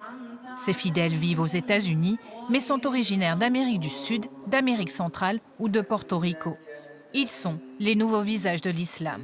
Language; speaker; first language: French; native; French